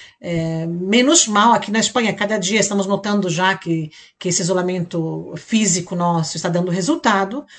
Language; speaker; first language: Portuguese; native; Portuguese